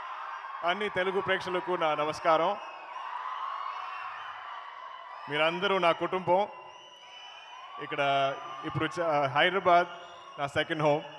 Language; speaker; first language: Telugu; non-native, learner; Malayalam